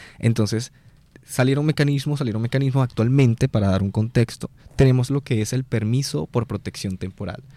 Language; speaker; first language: Spanish; native; Spanish